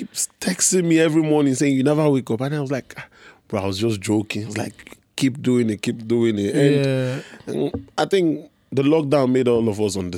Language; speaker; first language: English; non-native, local second language; Igbo